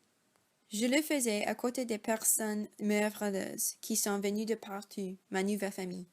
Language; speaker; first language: French; non-native, learner; English